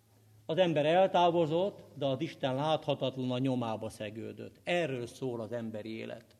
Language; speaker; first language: Hungarian; native; Hungarian